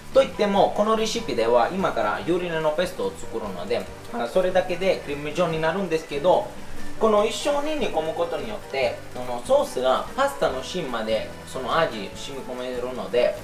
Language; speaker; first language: Japanese; non-native, fluent; Italian